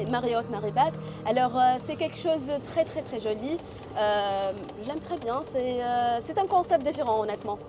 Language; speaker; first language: French; non-native, learner; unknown